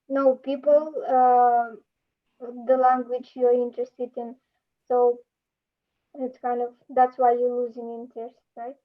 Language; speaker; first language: English; non-native, learner; Russian